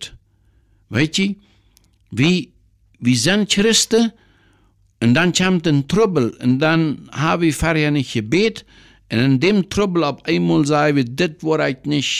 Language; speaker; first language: German; non-native, learner; Plautdietsch